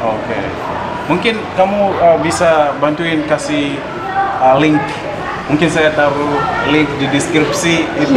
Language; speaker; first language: Indonesian; non-native, fluent; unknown